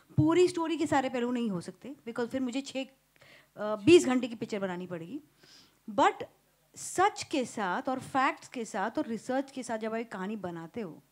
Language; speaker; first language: Hindi; native; Hindi